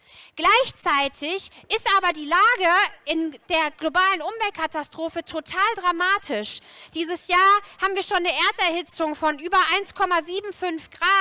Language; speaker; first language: German; native; German